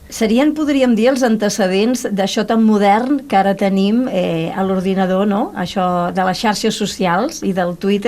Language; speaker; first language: Catalan; native; Catalan